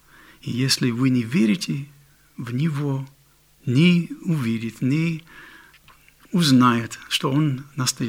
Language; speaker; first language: Russian; non-native, fluent; English